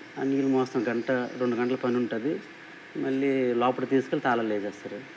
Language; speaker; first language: Telugu; native; Telugu